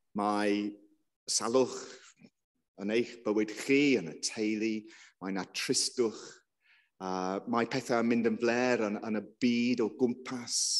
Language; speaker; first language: Welsh; non-native, local second language; English